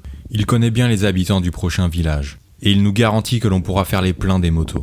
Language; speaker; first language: French; native; French